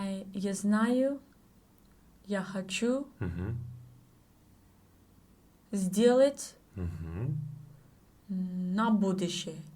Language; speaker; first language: Russian; non-native, learner; English